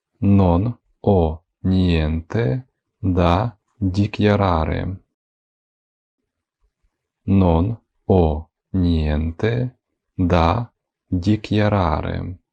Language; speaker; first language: Italian; non-native, fluent; Ukrainian